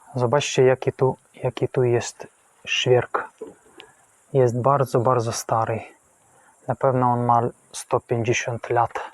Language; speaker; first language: Polish; non-native, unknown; Ukrainian